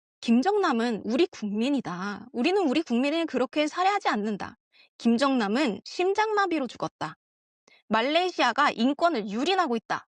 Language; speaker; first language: Korean; early bilingual, heritage; Korean